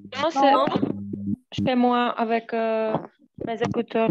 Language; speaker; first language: French; non-native, learner; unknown